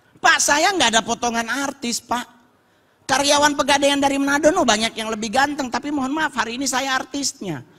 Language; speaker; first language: Indonesian; native; Indonesian